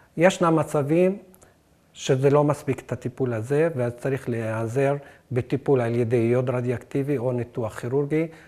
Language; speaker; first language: Hebrew; non-native, local second language; Arabic